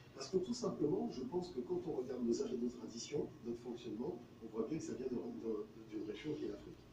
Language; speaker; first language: French; native; French